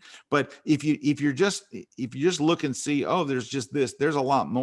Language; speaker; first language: English; native; English